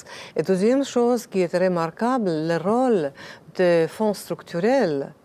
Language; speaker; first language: French; non-native, fluent; Latvian